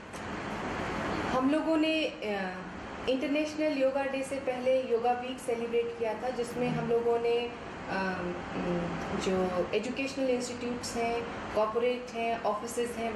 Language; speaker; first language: Hindi; native; Hindi